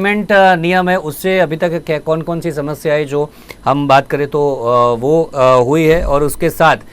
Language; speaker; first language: Hindi; non-native, local second language; Gujarati